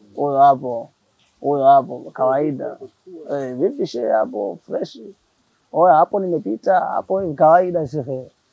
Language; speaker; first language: Swahili; native; Swahili